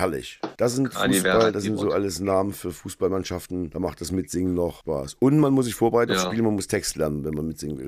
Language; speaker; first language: German; native; German